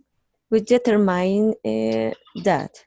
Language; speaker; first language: English; non-native, learner; Spanish